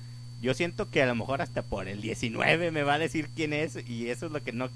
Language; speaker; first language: Spanish; native; Spanish